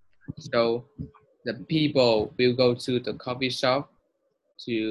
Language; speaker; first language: English; non-native, learner; Vietnamese